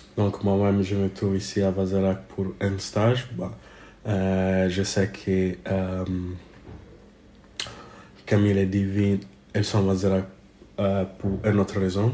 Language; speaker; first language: French; non-native, fluent; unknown